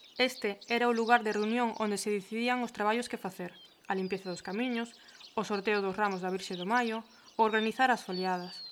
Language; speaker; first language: Galician; early bilingual, heritage; Galician